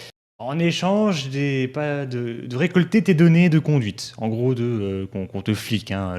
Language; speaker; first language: French; native; French